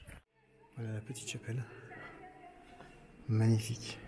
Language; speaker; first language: French; native; French